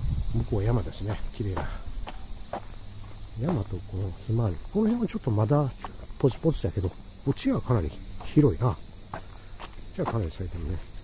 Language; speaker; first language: Japanese; native; Japanese